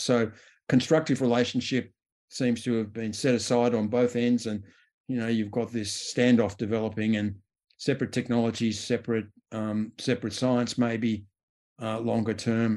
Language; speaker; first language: English; native; English